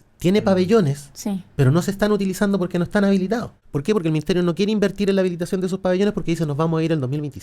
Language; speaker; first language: Spanish; native; Spanish